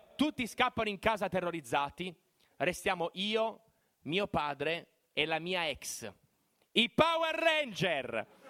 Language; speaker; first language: Italian; native; Italian